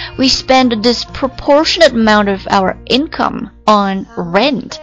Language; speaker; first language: English; non-native, fluent; Chinese